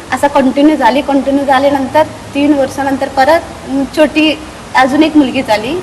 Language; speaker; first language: Marathi; non-native, local second language; Telugu